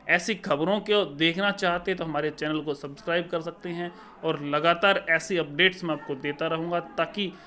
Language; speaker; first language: Hindi; native; Hindi